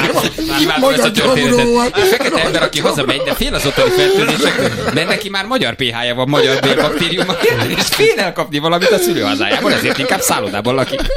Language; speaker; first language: Hungarian; native; Hungarian